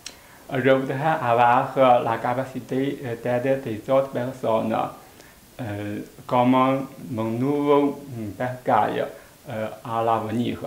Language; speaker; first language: French; non-native, learner; Chinese